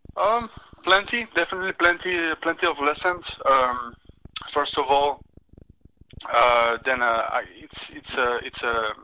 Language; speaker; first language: English; non-native, fluent; French